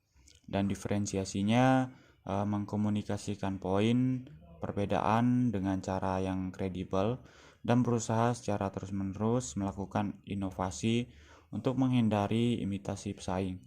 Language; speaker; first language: Indonesian; native; Indonesian